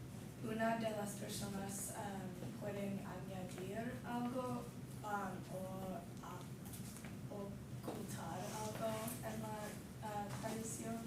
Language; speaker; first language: Spanish; non-native, learner; English